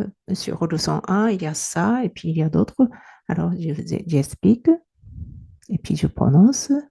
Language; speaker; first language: French; non-native, fluent; Japanese